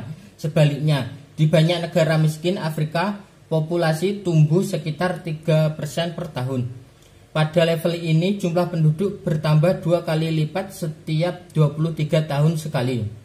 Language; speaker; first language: Indonesian; native; Indonesian